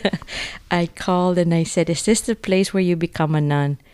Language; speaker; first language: English; non-native, fluent; Spanish